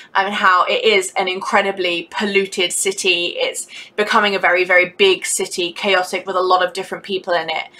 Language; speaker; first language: English; native; English